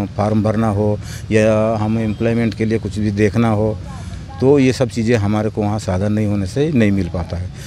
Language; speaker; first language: Hindi; native; Hindi